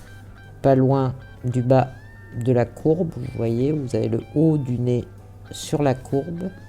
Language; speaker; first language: French; native; French